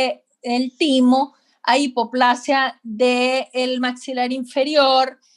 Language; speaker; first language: Spanish; native; Spanish